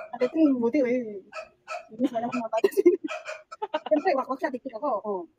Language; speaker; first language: Filipino; non-native, local second language; Cebuano